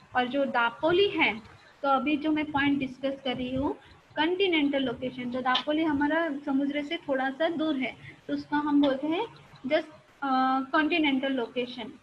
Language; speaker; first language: Hindi; non-native, local second language; Marathi